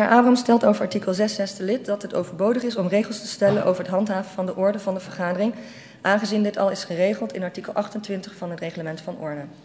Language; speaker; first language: Dutch; native; Dutch